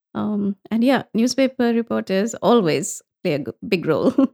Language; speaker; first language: English; non-native, local second language; Bangla